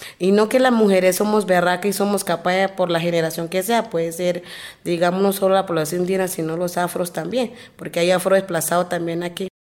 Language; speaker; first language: Spanish; non-native, local second language; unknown